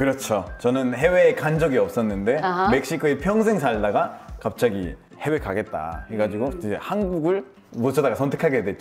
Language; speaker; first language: Korean; non-native, fluent; Spanish